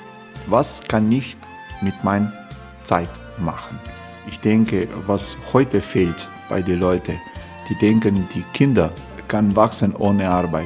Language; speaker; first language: German; non-native, fluent; Croatian